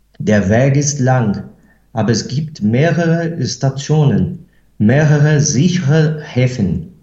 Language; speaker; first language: German; non-native, fluent; Portuguese